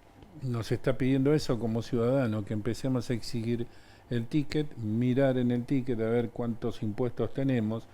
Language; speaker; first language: Spanish; native; Spanish